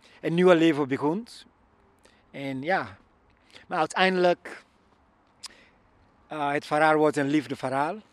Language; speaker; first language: Dutch; non-native, learner; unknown